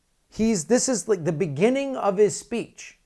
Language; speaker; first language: English; native; English